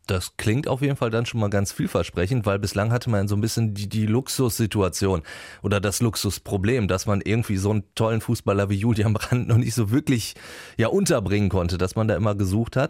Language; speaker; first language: German; native; German